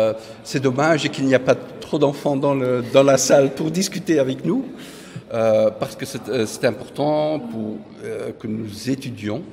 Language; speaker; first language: French; non-native, fluent; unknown